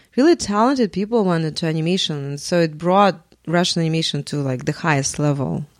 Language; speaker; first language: English; non-native, fluent; Russian